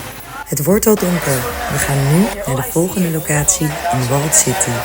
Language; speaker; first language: Dutch; early bilingual, other home language; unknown